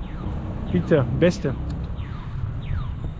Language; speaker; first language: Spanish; non-native, fluent; German